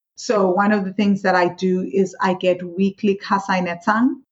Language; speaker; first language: English; non-native, local second language; Swati